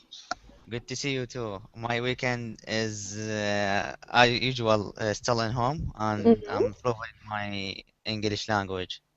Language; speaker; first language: English; non-native, learner; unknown